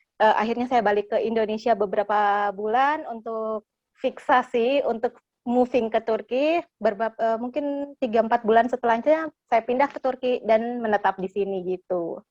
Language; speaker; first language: Indonesian; native; Indonesian